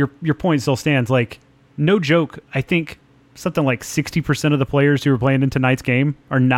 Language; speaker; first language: English; native; English